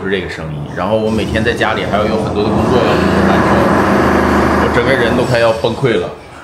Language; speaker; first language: Chinese; native; Chinese